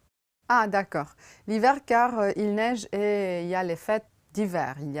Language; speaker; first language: French; non-native, fluent; Romanian